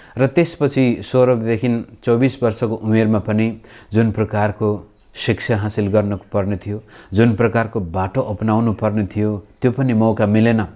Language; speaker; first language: Nepali; native; Nepali